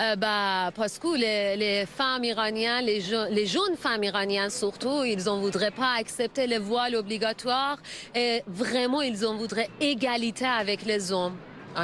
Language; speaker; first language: French; non-native, learner; Persian